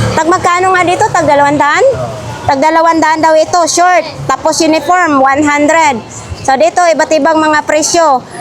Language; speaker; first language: Filipino; non-native, local second language; Masbatenyo